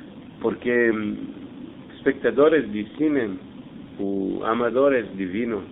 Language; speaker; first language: Spanish; non-native, fluent; English